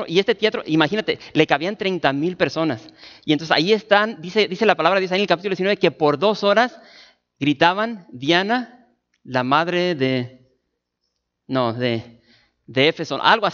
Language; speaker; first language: Spanish; native; Spanish